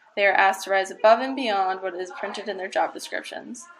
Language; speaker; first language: English; native; English